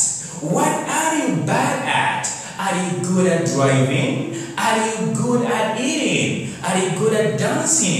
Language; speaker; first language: English; non-native, fluent; Comorian